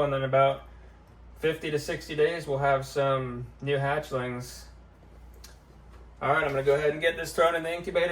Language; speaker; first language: English; native; English